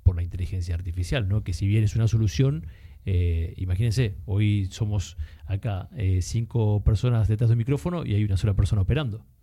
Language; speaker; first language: Spanish; native; Spanish